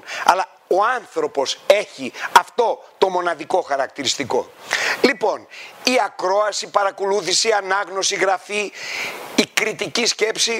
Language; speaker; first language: Greek; native; Greek